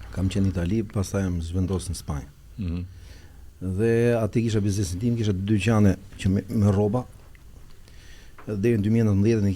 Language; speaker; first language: Albanian; native; Albanian